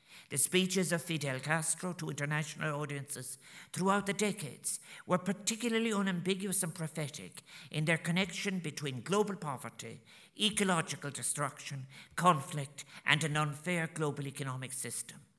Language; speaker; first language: English; native; English